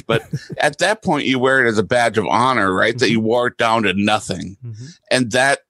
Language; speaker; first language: English; native; English